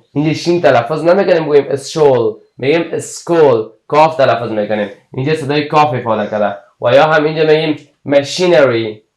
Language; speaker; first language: Persian; native; Persian